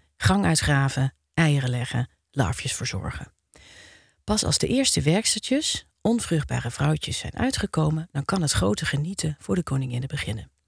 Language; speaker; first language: Dutch; native; Dutch